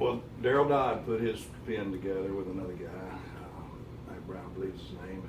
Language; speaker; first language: English; native; English